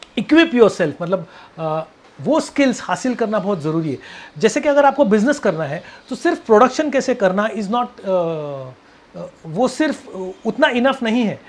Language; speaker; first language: Hindi; non-native, local second language; Marathi